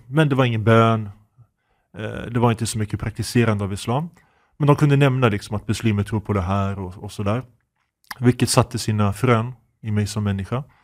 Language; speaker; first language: Swedish; native; Swedish